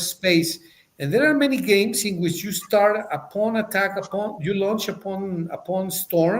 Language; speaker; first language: English; non-native, fluent; Spanish